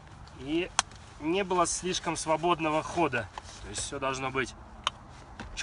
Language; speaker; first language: Russian; native; Russian